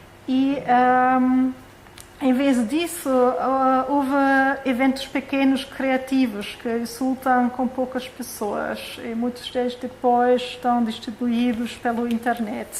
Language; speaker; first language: Portuguese; non-native, fluent; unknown